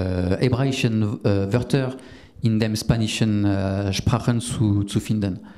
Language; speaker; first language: German; non-native, learner; French